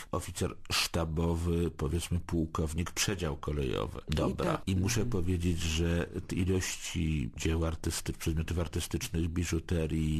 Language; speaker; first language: Polish; native; Polish